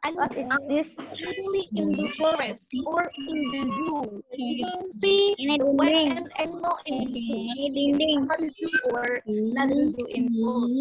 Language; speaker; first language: English; non-native, learner; Indonesian